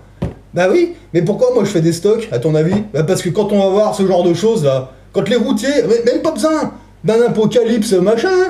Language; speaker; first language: French; native; French